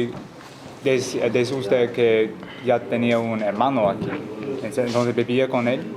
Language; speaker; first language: Spanish; non-native, learner; English